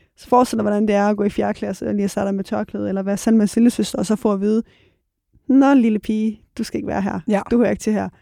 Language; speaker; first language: Danish; early bilingual, other home language; Persian